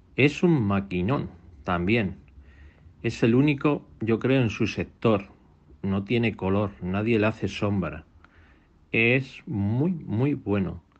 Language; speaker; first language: Spanish; native; Spanish